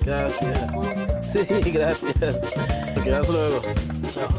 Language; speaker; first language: Spanish; non-native, learner; English